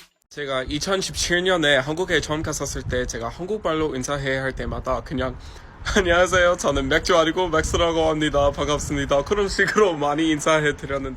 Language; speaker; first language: Korean; non-native, learner; English